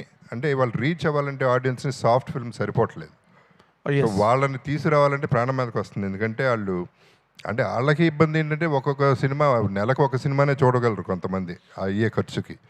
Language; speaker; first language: Telugu; native; Telugu